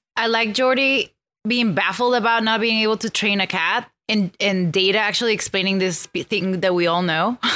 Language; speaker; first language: English; non-native, fluent; Spanish